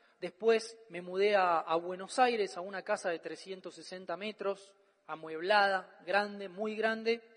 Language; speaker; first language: Spanish; native; Spanish